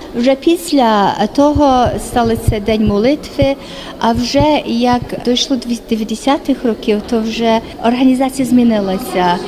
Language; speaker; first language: Ukrainian; early bilingual, heritage; Ukrainian